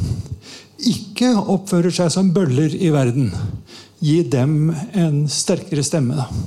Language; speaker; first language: Norwegian; native; Norwegian